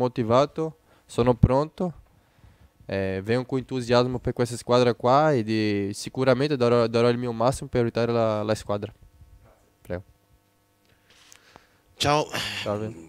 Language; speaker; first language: Italian; non-native, fluent; Portuguese